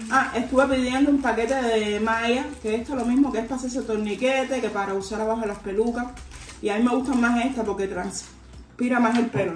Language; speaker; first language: Spanish; native; Spanish